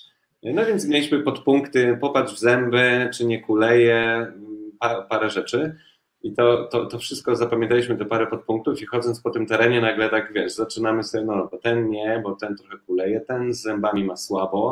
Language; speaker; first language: Polish; native; Polish